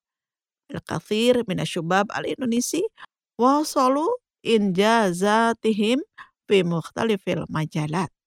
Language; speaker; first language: Arabic; non-native, fluent; Indonesian